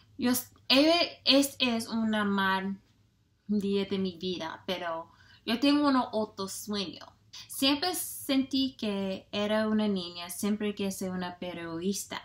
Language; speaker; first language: Spanish; non-native, learner; English